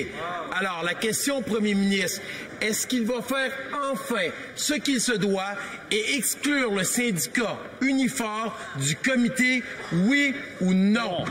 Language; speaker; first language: French; native; French